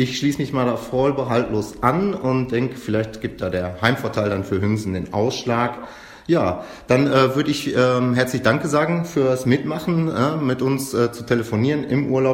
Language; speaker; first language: German; native; German